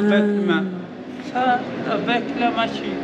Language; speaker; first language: French; non-native, local second language; Arabic